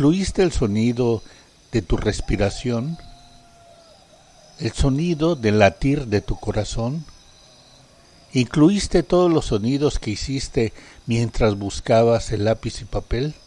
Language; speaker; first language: Spanish; native; Spanish